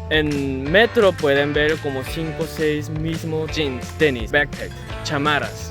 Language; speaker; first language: Spanish; non-native, learner; Korean